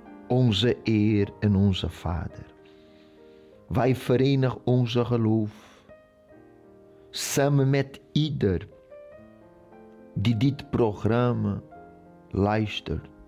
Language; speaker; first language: Dutch; non-native, local second language; Portuguese